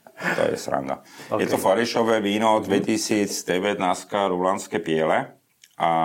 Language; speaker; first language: Slovak; non-native, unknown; German